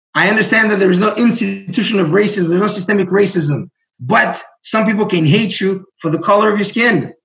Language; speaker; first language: English; non-native, fluent; Greek